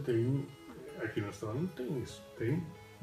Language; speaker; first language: Portuguese; non-native, fluent; English